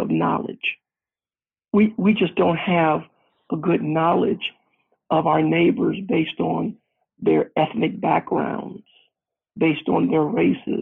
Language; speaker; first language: English; native; English